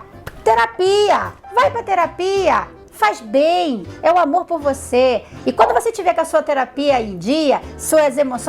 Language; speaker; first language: Portuguese; native; Portuguese